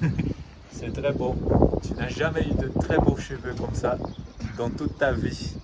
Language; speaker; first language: French; non-native, fluent; German